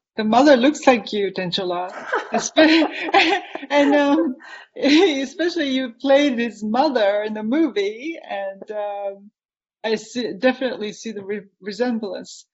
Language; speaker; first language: English; non-native, fluent; Japanese